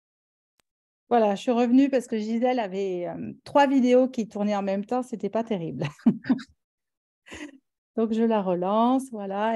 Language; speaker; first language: French; native; French